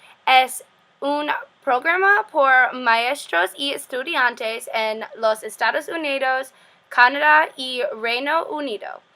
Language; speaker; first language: Spanish; non-native, learner; English